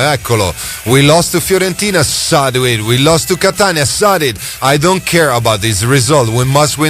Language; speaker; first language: English; non-native, fluent; Italian